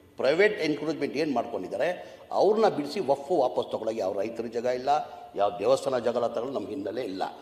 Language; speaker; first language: Kannada; non-native, local second language; Urdu